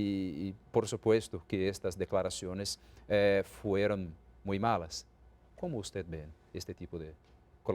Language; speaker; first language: Spanish; non-native, fluent; Portuguese